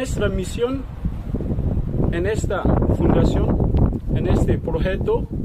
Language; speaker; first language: Spanish; non-native, fluent; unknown